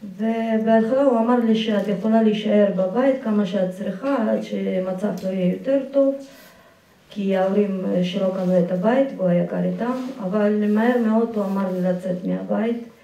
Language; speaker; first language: Hebrew; non-native, fluent; Russian